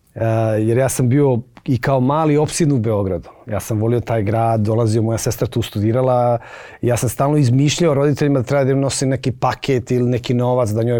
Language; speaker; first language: Bosnian; native; Bosnian